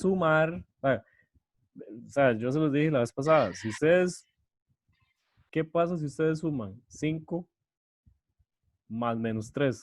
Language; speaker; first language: Spanish; native; Spanish